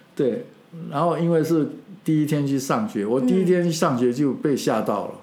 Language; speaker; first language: Chinese; non-native, local second language; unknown